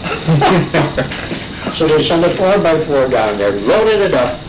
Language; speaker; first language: English; native; English